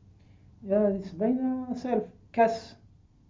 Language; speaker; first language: Dutch; non-native, learner; Arabic